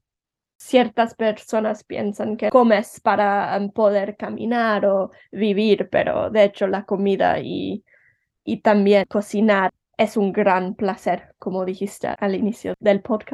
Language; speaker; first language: Spanish; early bilingual, heritage; Spanish